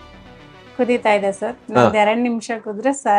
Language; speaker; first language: Kannada; native; Kannada